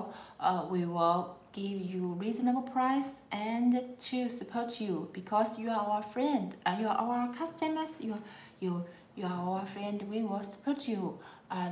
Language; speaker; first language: English; non-native, learner; Chinese